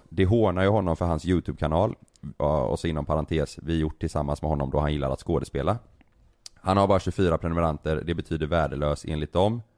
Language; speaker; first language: Swedish; native; Swedish